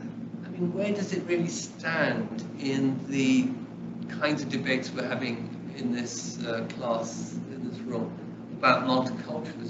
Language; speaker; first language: English; early bilingual, other home language; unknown